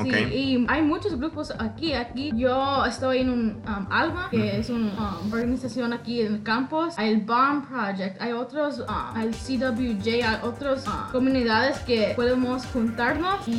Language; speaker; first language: Spanish; early bilingual, heritage; English